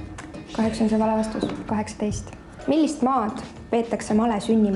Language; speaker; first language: Estonian; native; Estonian